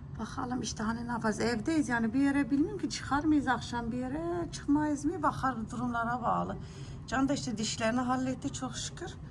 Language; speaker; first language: Turkish; early bilingual, heritage; Turkish